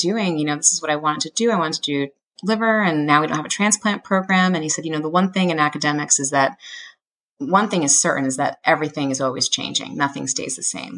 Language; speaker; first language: English; native; English